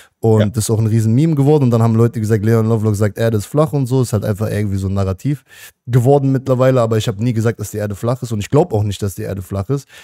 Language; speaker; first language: German; native; German